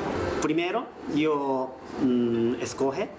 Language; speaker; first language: Spanish; non-native, learner; Japanese